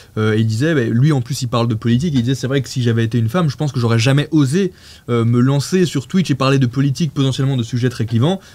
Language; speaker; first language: French; native; French